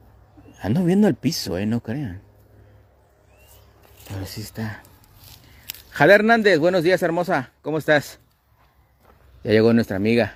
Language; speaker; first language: Spanish; native; Spanish